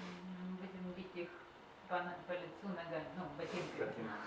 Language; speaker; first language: Russian; native; Russian